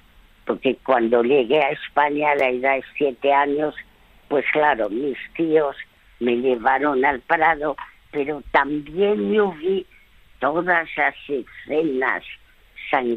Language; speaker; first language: Spanish; early bilingual, other home language; French